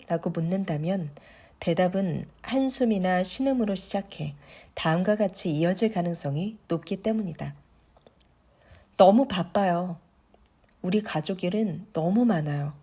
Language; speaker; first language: Korean; native; Korean